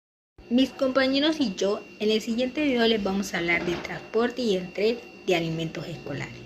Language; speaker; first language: Spanish; native; Spanish